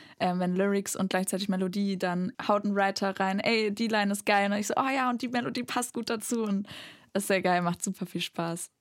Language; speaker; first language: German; native; German